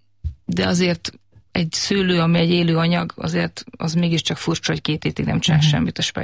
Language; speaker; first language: Hungarian; native; Hungarian